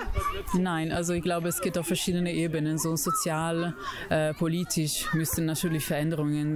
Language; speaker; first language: German; non-native, fluent; Italian